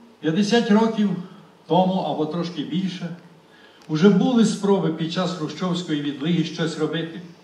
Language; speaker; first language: Ukrainian; native; Ukrainian